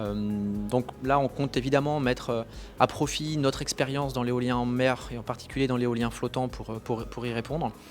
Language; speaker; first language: French; native; French